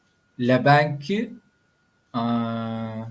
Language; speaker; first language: French; non-native, learner; Spanish